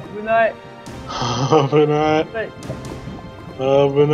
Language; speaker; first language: Japanese; non-native, fluent; English